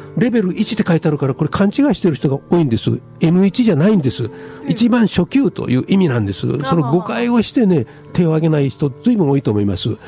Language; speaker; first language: Japanese; native; Japanese